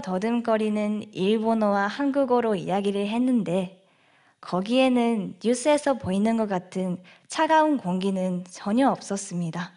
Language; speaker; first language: Korean; non-native, fluent; Japanese